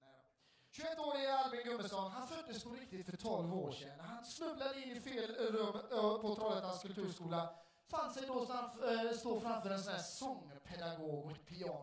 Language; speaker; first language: Swedish; native; Swedish